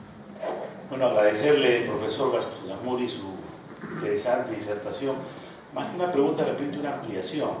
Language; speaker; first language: Spanish; native; Spanish